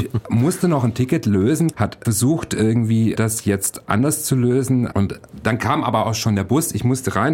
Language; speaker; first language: German; native; German